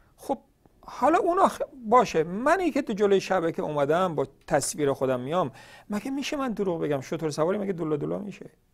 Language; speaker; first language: Persian; native; Persian